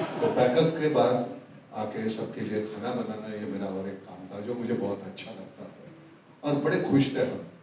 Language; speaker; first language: Hindi; non-native, local second language; Marathi